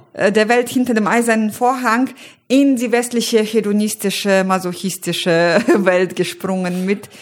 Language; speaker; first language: German; non-native, fluent; Russian